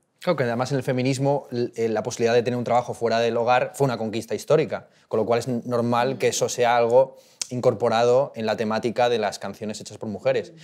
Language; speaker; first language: Spanish; native; Spanish